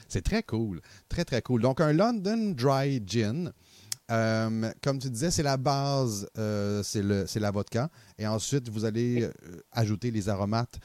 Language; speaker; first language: French; native; French